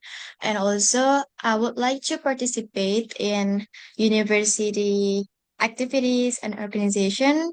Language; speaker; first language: English; non-native, learner; Indonesian